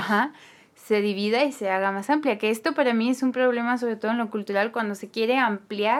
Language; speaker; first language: Spanish; native; Spanish